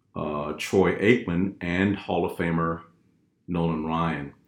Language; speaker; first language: English; native; English